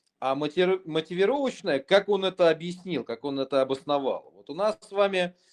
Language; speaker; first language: Russian; native; Russian